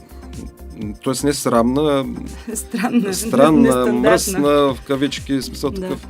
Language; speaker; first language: Bulgarian; native; Bulgarian